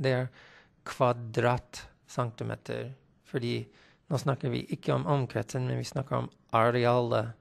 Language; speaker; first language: Norwegian; non-native, fluent; English